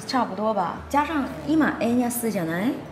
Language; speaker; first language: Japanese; non-native, fluent; Chinese